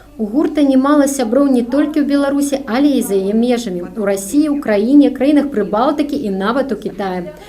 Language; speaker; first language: Belarusian; native; Belarusian